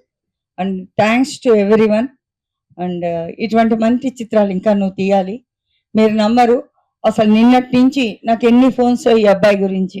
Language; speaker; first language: Telugu; native; Telugu